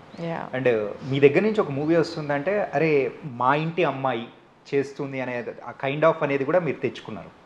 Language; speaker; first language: Telugu; native; Telugu